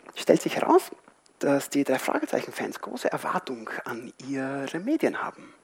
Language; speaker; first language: German; non-native, fluent; Spanish